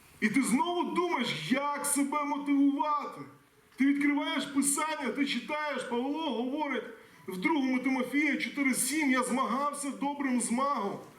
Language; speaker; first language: Ukrainian; non-native, local second language; Russian